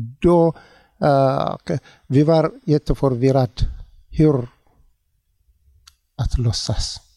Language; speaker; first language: Swedish; non-native, learner; Tigrinya